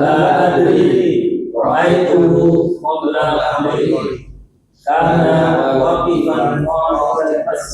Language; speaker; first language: Arabic; non-native, learner; Indonesian